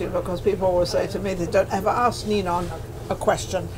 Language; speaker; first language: English; native; English